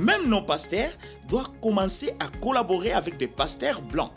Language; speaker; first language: French; non-native, local second language; Lingala